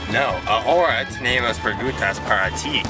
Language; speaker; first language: Spanish; non-native, learner; English